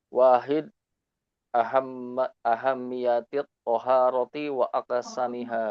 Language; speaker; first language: Arabic; non-native, learner; Indonesian